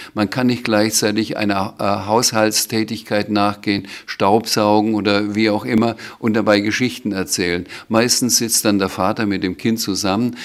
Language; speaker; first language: German; native; German